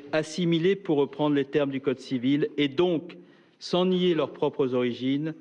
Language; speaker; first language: French; native; French